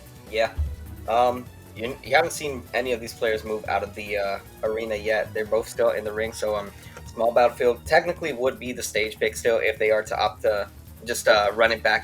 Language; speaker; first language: English; native; English